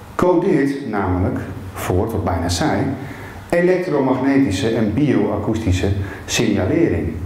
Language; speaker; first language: Dutch; native; Dutch